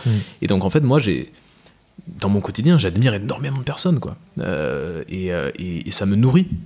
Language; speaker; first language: French; native; French